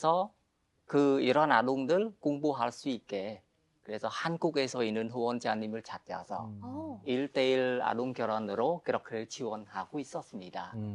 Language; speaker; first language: Korean; non-native, fluent; Khmer